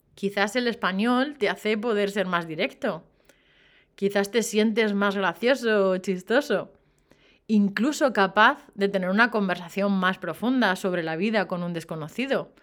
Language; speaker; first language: Spanish; native; Spanish